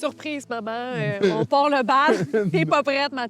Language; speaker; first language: French; native; French